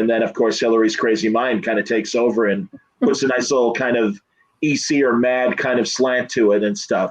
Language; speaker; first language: English; native; English